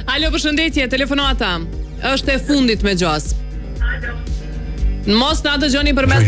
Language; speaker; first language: Albanian; native; Albanian